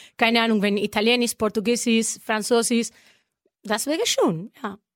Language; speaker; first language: German; non-native, learner; Spanish